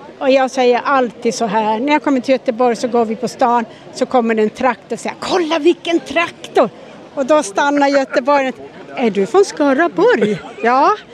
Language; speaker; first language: Swedish; native; Swedish